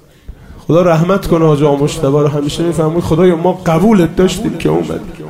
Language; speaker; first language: Persian; native; Persian